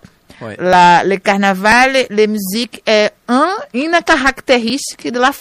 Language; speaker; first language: French; non-native, learner; Portuguese